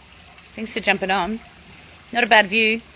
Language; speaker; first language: English; native; English